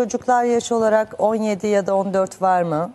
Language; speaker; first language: Turkish; native; Turkish